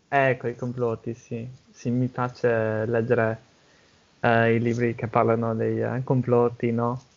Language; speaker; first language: Italian; non-native, fluent; English